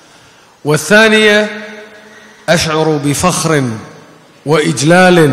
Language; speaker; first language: Arabic; native; Arabic